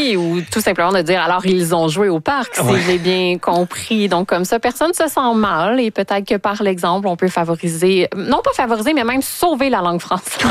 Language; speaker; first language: French; native; French